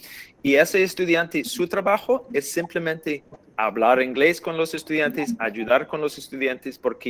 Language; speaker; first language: Spanish; non-native, fluent; English